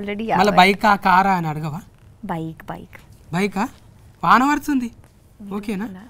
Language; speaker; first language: Telugu; native; Telugu